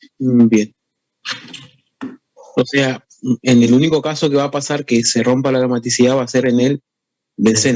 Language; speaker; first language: Spanish; native; Spanish